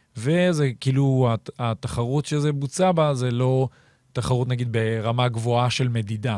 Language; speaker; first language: Hebrew; native; Hebrew